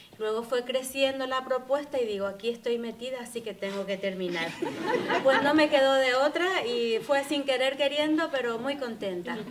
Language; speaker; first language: Spanish; native; Spanish